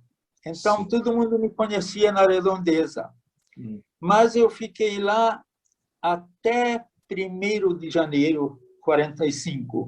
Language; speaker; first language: Portuguese; non-native, fluent; Hungarian